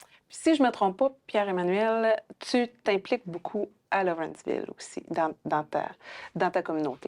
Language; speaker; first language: French; native; French